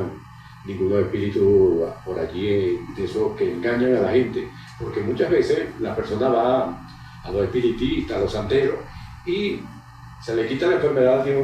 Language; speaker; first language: Spanish; native; Spanish